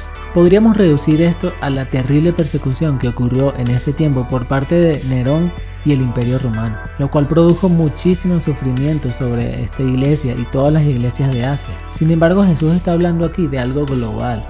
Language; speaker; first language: Spanish; native; Spanish